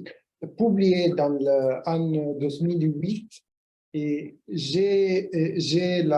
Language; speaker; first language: French; non-native, fluent; Italian